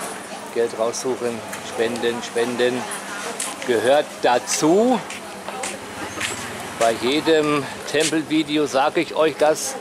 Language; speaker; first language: German; native; German